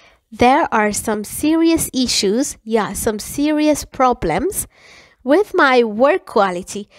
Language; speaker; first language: English; non-native, fluent; Persian